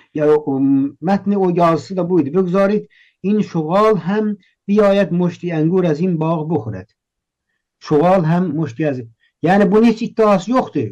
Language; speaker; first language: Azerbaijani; native; Azerbaijani